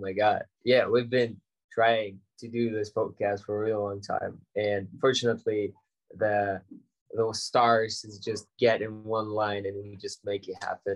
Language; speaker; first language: English; non-native, fluent; Ukrainian